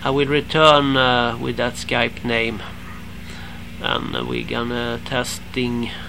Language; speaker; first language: English; non-native, learner; Swedish